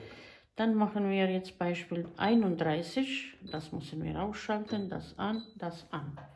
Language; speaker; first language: German; non-native, fluent; Bosnian